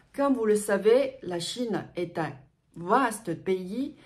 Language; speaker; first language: French; non-native, fluent; Chinese